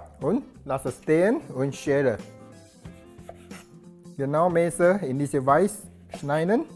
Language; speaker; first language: German; non-native, learner; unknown